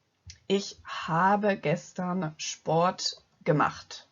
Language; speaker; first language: German; non-native, fluent; French